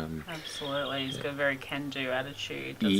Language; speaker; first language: English; native; English